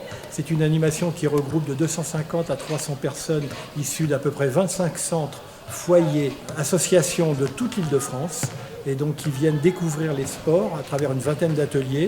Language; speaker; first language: French; native; French